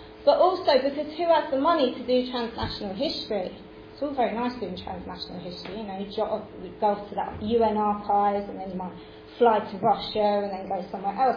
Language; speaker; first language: English; native; English